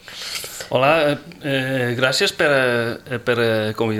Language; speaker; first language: Catalan; non-native, fluent; Dutch